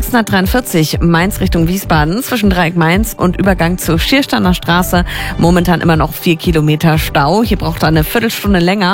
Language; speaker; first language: German; native; German